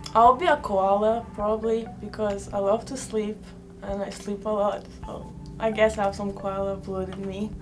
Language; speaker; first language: English; non-native, fluent; French